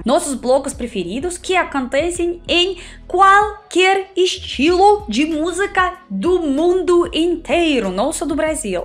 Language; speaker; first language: Portuguese; non-native, fluent; Russian